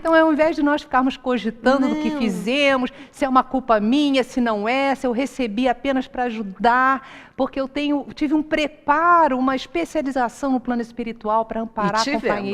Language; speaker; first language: Portuguese; native; Portuguese